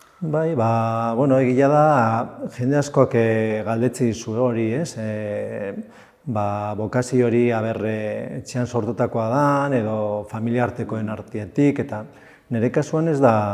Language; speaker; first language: Basque; native; Basque